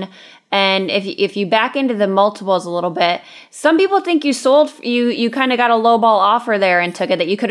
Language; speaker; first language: English; native; English